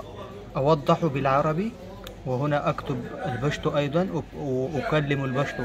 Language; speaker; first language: Arabic; non-native, fluent; Pashto